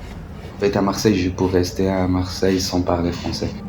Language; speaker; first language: French; non-native, fluent; Arabic